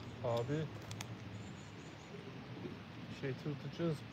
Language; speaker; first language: Turkish; non-native, learner; English